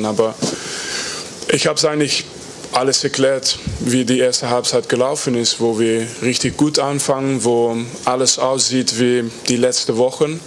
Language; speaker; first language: German; non-native, fluent; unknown